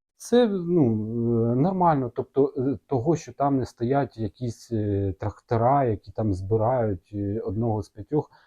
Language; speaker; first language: Ukrainian; non-native, local second language; Russian